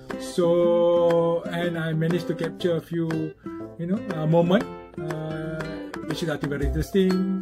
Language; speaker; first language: English; non-native, local second language; Malay